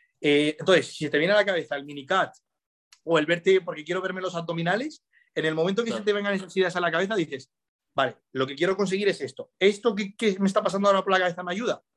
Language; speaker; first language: Spanish; early bilingual, other home language; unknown